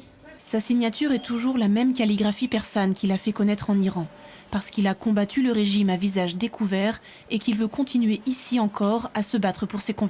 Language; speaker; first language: French; native; French